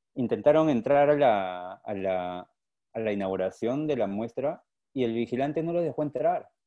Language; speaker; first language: Spanish; native; Spanish